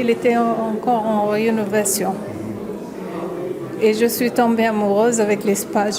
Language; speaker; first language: French; non-native, local second language; Arabic